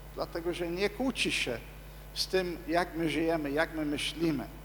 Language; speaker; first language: Polish; non-native, fluent; English